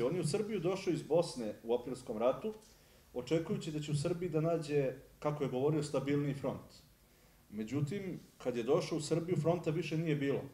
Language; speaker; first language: Serbian; native; Serbian